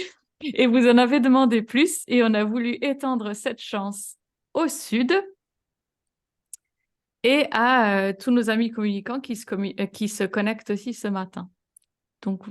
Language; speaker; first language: French; native; French